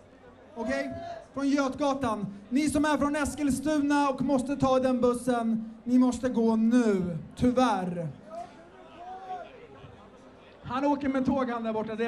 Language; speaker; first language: Swedish; early bilingual, other home language; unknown